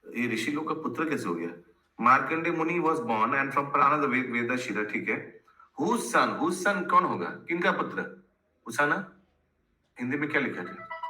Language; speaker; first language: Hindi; non-native, local second language; Bangla